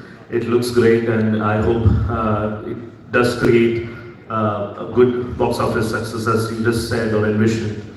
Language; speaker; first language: English; non-native, local second language; Malayalam